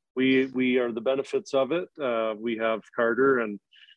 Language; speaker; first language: English; native; English